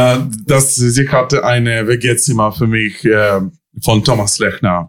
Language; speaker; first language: German; non-native, learner; Ukrainian